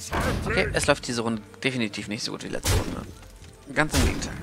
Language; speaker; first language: German; native; German